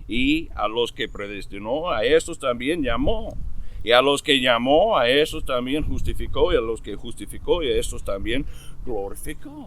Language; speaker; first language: Spanish; non-native, fluent; English